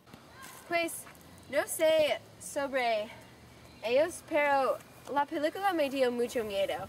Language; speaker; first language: Spanish; non-native, learner; English